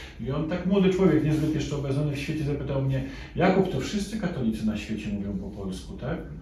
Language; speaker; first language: Polish; native; Polish